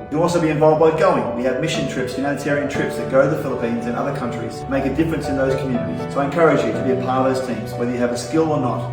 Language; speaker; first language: English; native; English